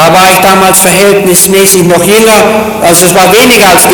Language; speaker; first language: German; native; German